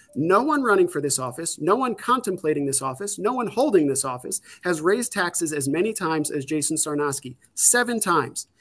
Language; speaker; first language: English; native; English